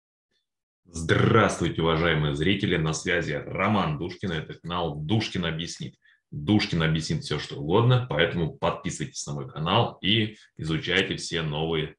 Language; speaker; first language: Russian; native; Russian